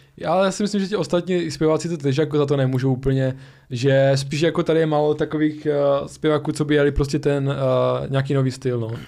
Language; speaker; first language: Czech; early bilingual, other home language; Slovak